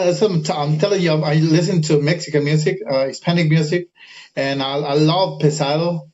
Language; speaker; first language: English; early bilingual, other home language; Spanish